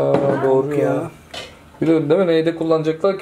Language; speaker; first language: Turkish; native; Turkish